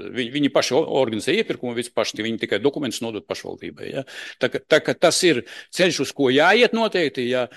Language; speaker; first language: Latvian; non-native, local second language; Russian